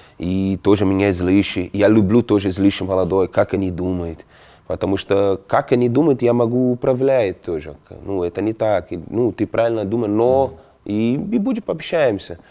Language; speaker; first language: Russian; non-native, fluent; Portuguese